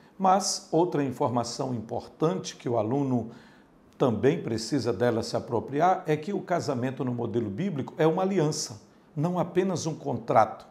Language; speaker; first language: Portuguese; native; Portuguese